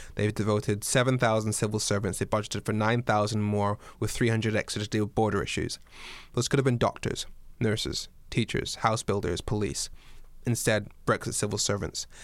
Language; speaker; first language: English; native; English